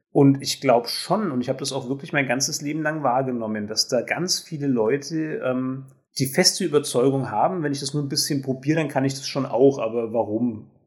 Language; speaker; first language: German; native; German